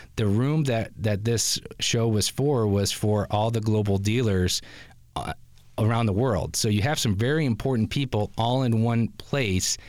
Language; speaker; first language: English; native; English